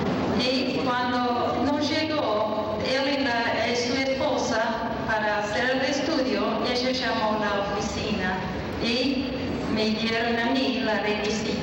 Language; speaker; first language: Spanish; non-native, fluent; English